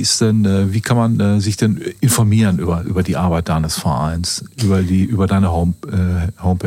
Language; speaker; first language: German; native; German